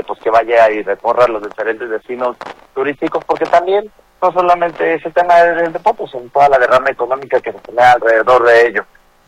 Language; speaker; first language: Spanish; native; Spanish